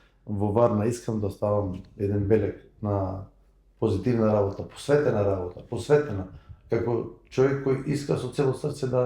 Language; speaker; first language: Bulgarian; non-native, learner; Macedonian